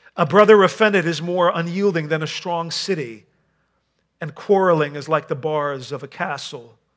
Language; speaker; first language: English; non-native, fluent; Dutch